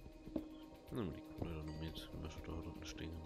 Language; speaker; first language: German; native; German